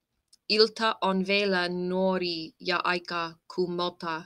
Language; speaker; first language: Finnish; non-native, learner; English